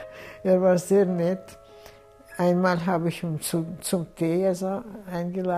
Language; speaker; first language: German; non-native, fluent; Russian